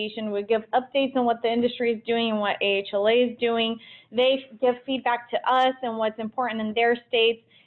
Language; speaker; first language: English; early bilingual, other home language; Portuguese